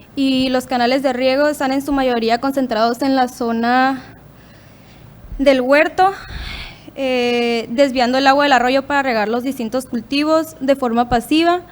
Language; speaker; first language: Spanish; native; Spanish